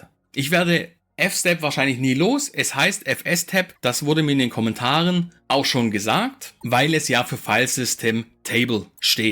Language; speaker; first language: German; native; German